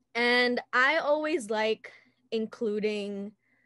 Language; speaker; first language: English; native; English